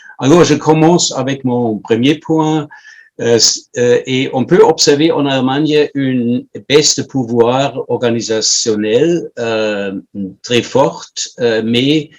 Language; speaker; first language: French; non-native, fluent; German